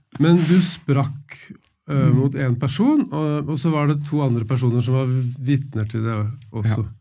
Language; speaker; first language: Norwegian; native; Norwegian